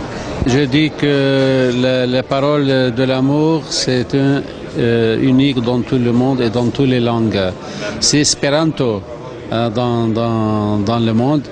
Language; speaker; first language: French; non-native, fluent; Arabic